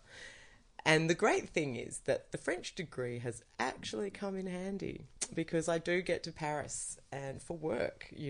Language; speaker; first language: English; native; English